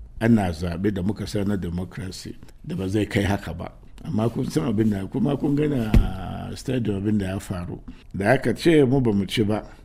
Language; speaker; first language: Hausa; non-native, local second language; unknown